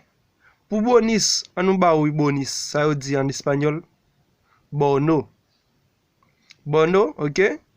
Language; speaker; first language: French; non-native, learner; Haitian Creole